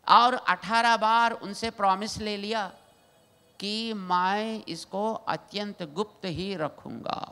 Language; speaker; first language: Hindi; non-native, local second language; Telugu